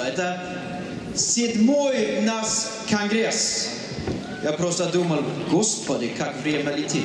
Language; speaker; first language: Russian; non-native, fluent; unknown